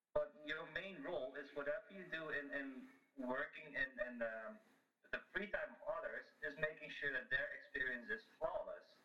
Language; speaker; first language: English; non-native, fluent; Dutch